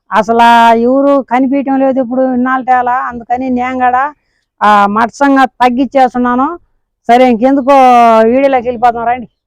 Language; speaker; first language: Telugu; native; Telugu